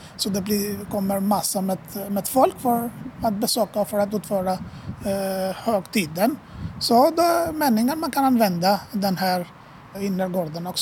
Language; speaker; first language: Swedish; non-native, fluent; Arabic